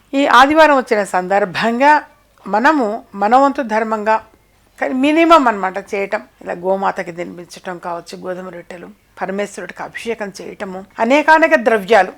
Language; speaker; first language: Telugu; native; Telugu